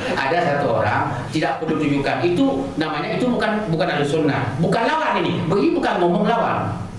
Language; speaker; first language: Indonesian; non-native, local second language; Achinese